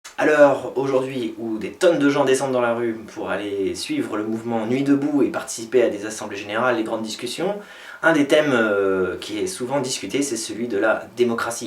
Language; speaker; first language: French; native; French